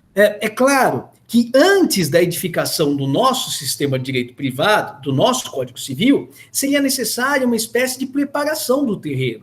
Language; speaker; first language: Portuguese; native; Portuguese